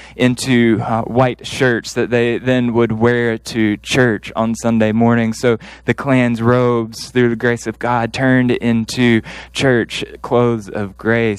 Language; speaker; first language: English; native; English